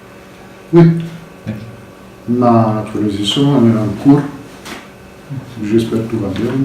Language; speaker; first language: French; non-native, fluent; Bulgarian